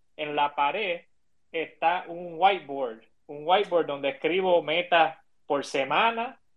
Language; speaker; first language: Spanish; early bilingual, heritage; Spanish